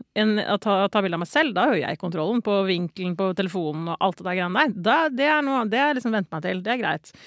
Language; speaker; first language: Norwegian; native; Norwegian